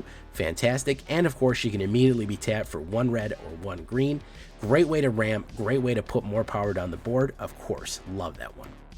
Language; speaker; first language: English; native; English